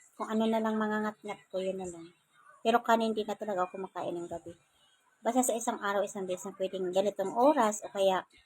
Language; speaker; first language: Filipino; non-native, local second language; Bikol